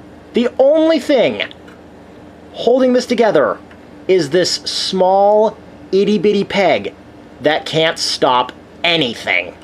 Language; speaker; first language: English; native; English